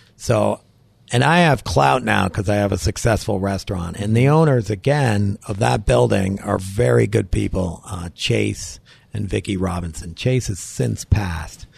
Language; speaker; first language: English; native; English